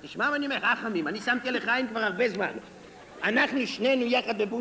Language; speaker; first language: Hebrew; native; Hebrew